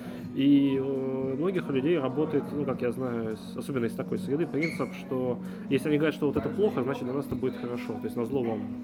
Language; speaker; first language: Russian; native; Russian